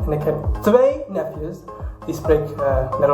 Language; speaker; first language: Dutch; non-native, fluent; English